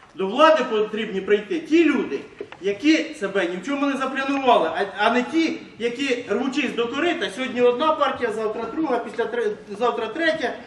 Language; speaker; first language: Ukrainian; native; Ukrainian